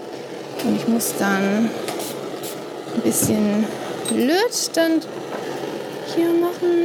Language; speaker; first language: German; non-native, learner; English